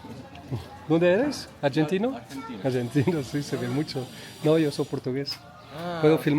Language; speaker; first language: Spanish; non-native, learner; Portuguese